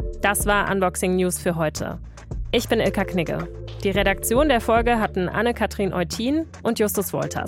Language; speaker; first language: German; native; German